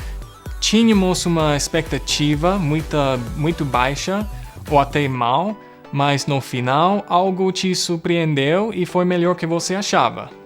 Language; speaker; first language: Portuguese; non-native, fluent; English